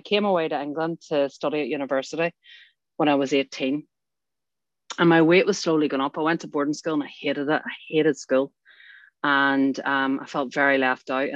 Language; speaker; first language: English; native; English